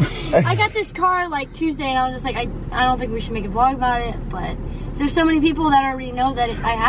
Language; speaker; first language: English; native; English